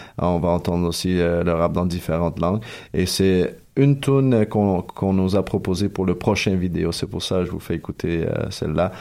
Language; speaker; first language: French; early bilingual, other home language; Spanish